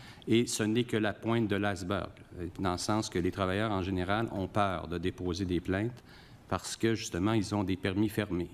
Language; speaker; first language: French; native; French